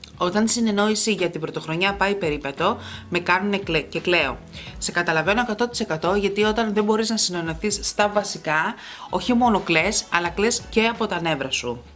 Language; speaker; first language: Greek; early bilingual, heritage; Greek